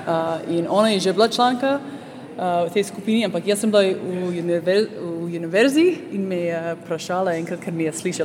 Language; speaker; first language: Slovenian; early bilingual, heritage; Slovenian